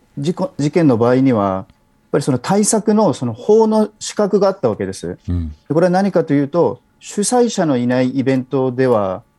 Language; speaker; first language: Japanese; native; Japanese